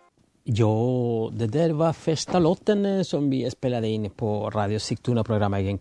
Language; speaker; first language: Swedish; non-native, fluent; Spanish